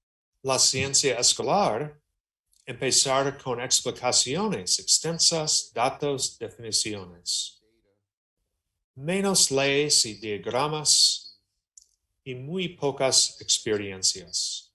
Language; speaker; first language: Spanish; non-native, learner; English